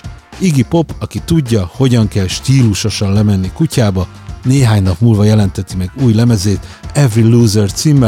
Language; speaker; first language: Hungarian; native; Hungarian